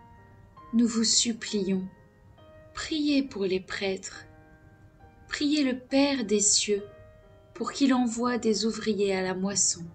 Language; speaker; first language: French; native; French